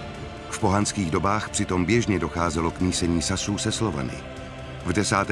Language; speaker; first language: Czech; native; Czech